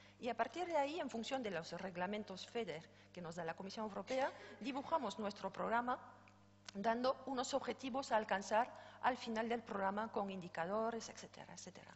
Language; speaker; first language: Spanish; non-native, fluent; French